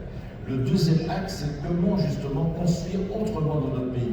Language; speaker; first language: French; native; French